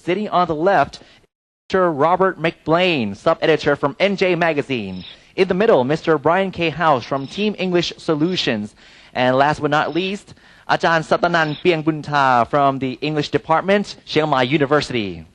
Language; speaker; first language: English; non-native, fluent; Thai